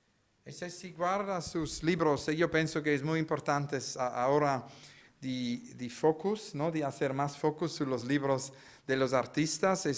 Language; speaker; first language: Spanish; non-native, learner; Italian